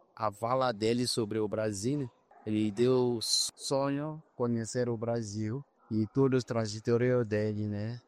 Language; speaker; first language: Portuguese; non-native, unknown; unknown